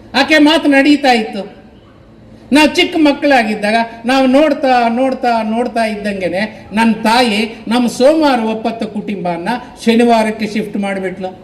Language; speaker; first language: Kannada; non-native, local second language; Telugu